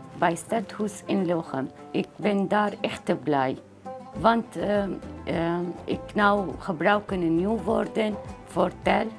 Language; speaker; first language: Dutch; non-native, learner; Arabic